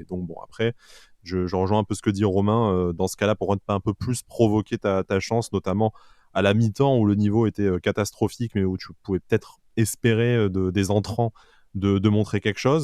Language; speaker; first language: French; native; French